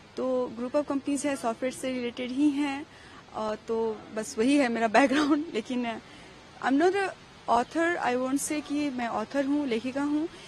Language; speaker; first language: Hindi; non-native, local second language; Maithili